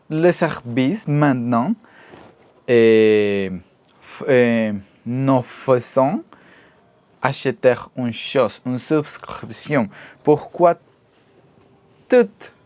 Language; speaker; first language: French; non-native, learner; Spanish